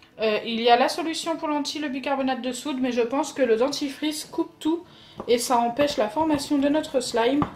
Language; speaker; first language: French; native; French